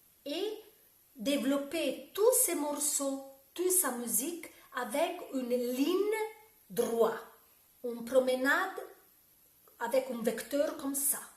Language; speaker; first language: French; non-native, learner; Italian